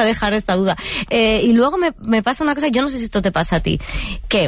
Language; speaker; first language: Spanish; native; Spanish